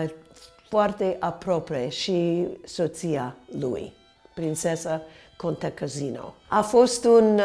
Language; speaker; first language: Romanian; early bilingual, heritage; Romanian